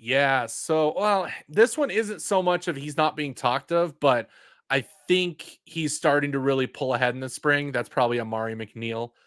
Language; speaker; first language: English; native; English